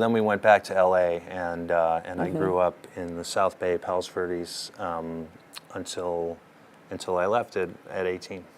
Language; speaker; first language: English; early bilingual, other home language; German